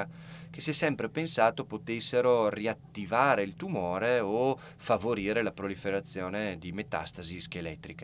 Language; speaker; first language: Italian; native; Italian